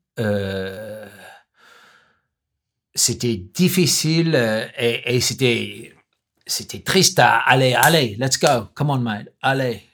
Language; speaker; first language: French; non-native, learner; English